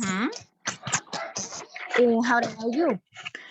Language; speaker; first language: English; non-native, learner; Spanish